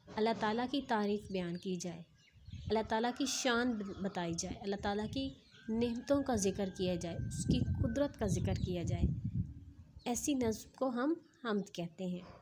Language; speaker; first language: Urdu; non-native, local second language; Punjabi